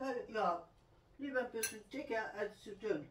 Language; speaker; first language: German; native; German